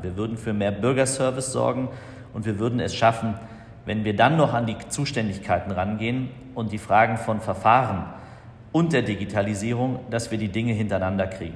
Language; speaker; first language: German; native; German